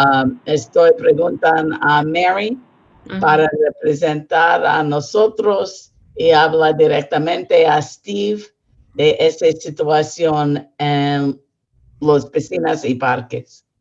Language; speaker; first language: Spanish; non-native, learner; English